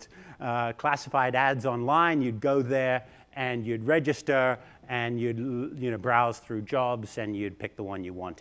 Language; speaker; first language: English; native; English